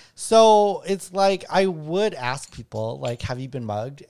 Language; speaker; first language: English; native; English